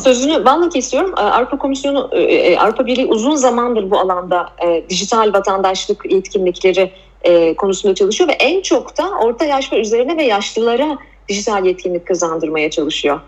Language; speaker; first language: Turkish; native; Turkish